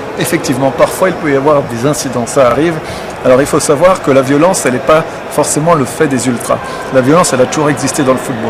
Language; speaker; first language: French; native; French